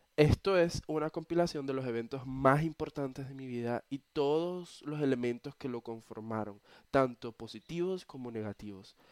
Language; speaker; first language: Spanish; native; Spanish